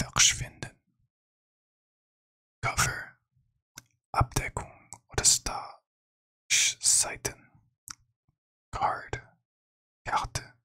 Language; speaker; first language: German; non-native, learner; English